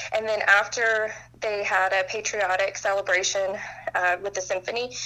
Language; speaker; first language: English; native; English